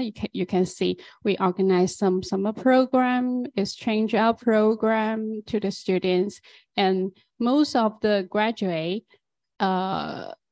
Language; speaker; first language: English; non-native, fluent; Chinese